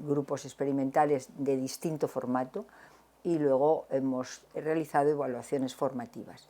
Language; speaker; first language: Spanish; native; Spanish